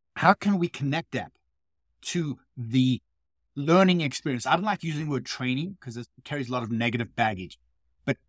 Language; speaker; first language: English; native; English